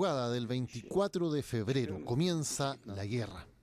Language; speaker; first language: Spanish; native; Spanish